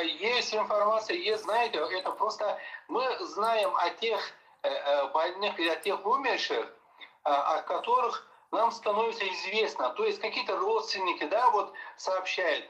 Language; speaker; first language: Russian; non-native, local second language; Azerbaijani